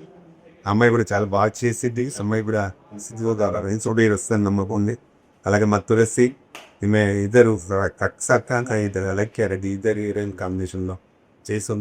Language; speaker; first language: Telugu; native; Telugu